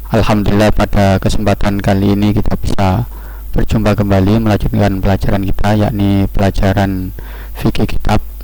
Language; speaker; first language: Indonesian; non-native, local second language; Javanese